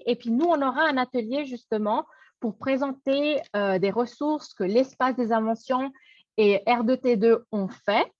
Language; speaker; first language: French; native; French